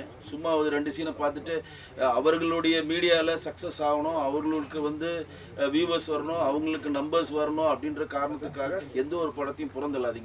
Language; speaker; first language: Tamil; native; Tamil